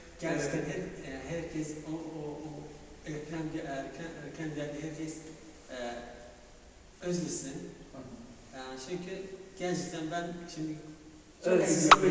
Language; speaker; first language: Turkish; non-native, learner; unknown